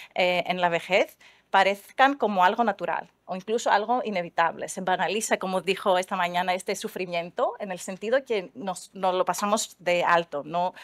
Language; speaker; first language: Spanish; non-native, fluent; Greek